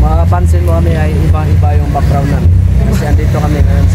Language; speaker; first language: Filipino; non-native, local second language; Hiligaynon